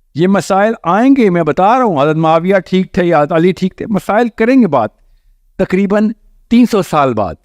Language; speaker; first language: Urdu; native; Urdu